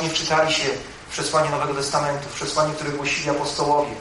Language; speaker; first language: Polish; native; Polish